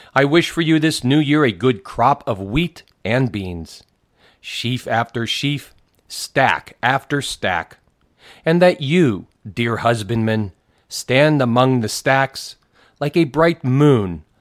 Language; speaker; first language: English; native; English